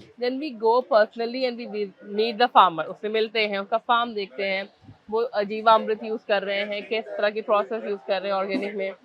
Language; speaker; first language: Hindi; native; Hindi